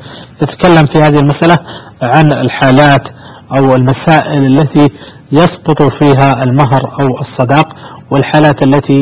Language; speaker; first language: Arabic; native; Arabic